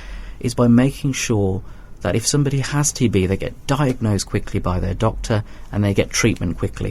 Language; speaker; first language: English; native; English